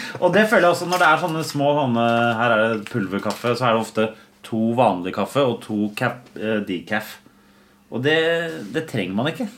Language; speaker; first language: Norwegian; native; Norwegian